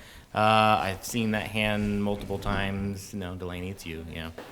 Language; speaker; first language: English; native; English